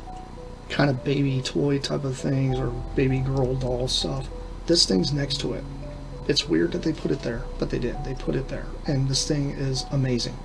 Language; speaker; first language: English; native; English